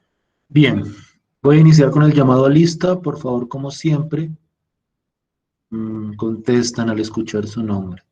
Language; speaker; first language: Spanish; native; Spanish